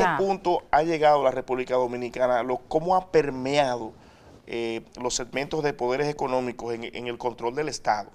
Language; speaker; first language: Spanish; native; Spanish